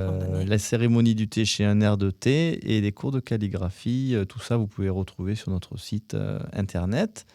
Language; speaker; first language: French; native; French